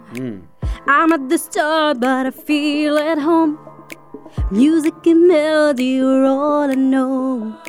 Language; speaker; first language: English; early bilingual, other home language; Romanian